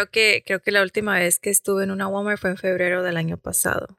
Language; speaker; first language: Spanish; early bilingual, other home language; English